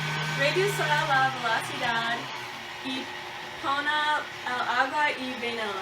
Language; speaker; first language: Spanish; non-native, learner; English